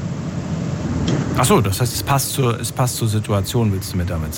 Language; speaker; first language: German; native; German